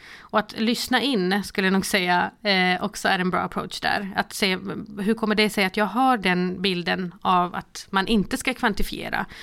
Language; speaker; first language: Swedish; early bilingual, other home language; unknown